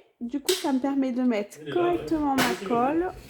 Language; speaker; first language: French; native; French